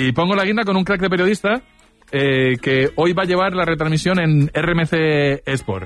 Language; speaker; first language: Spanish; native; Spanish